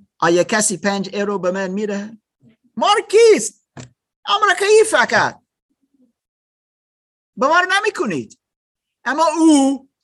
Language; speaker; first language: Persian; non-native, learner; German